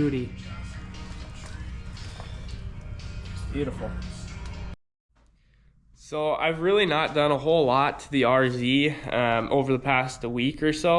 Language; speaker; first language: English; native; English